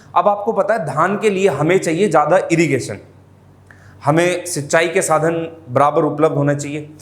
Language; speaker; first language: Hindi; native; Hindi